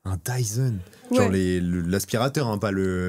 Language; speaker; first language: French; native; French